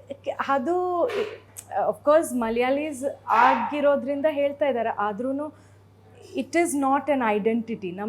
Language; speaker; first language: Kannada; non-native, local second language; Malayalam